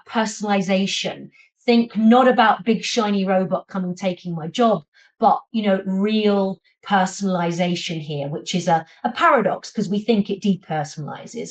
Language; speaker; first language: English; native; English